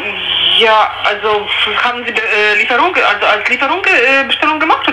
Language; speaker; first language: German; non-native, learner; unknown